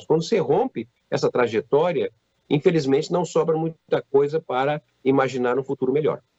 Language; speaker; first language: Portuguese; native; Portuguese